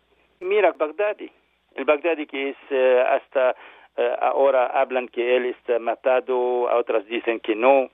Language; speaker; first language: Spanish; non-native, learner; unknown